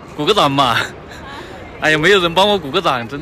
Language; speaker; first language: Chinese; native; Chinese